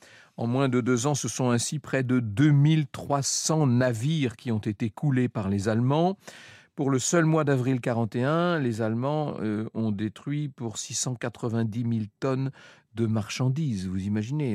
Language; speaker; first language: French; native; French